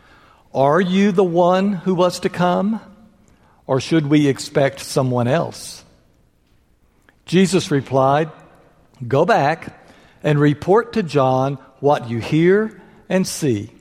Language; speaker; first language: English; native; English